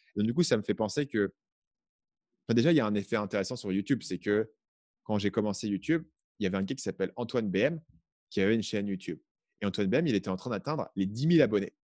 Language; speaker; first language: French; native; French